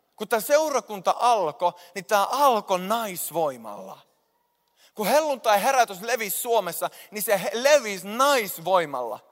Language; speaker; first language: Finnish; native; Finnish